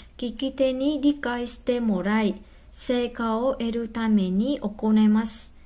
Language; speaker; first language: Japanese; non-native, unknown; Vietnamese